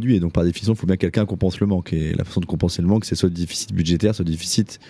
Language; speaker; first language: French; native; French